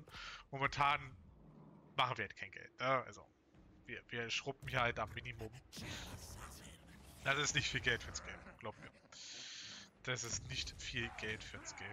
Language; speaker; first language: German; native; German